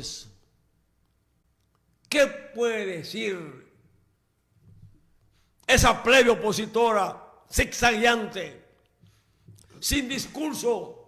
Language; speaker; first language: Spanish; native; Spanish